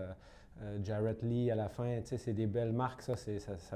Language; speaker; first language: French; native; French